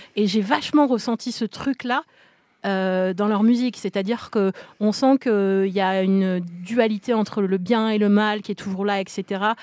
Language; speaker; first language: French; native; French